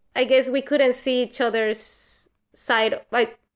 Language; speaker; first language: English; non-native, fluent; Spanish